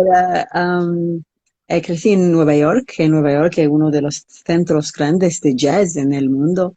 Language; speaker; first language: Spanish; non-native, learner; English